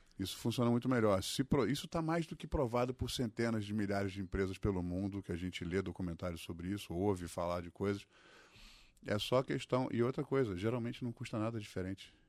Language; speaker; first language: Portuguese; early bilingual, other home language; English